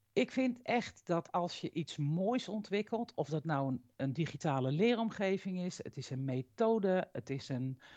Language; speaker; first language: Dutch; native; Dutch